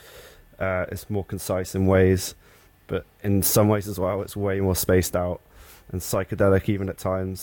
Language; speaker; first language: English; native; English